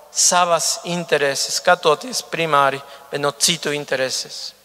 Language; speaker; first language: Latvian; non-native, fluent; Spanish